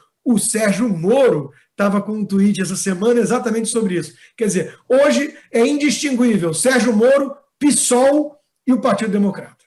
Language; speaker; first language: Portuguese; native; Portuguese